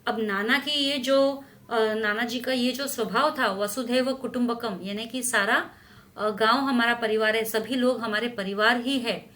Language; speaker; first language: Hindi; non-native, local second language; Marathi